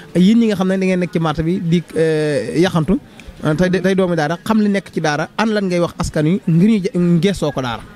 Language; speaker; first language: Wolof; native; Wolof